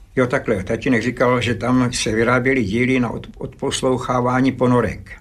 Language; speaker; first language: Czech; early bilingual, other home language; Slovak